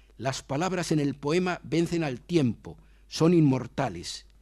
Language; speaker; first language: Spanish; native; Spanish